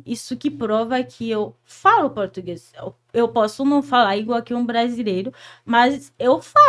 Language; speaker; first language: Portuguese; non-native, fluent; Haitian Creole